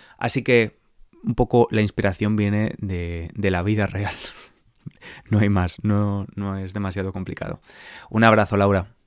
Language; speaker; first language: Spanish; native; Spanish